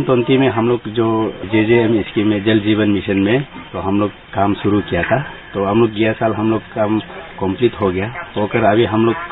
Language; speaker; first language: Hindi; non-native, local second language; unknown